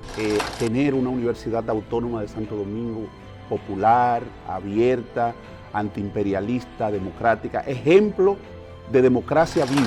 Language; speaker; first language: Spanish; native; Spanish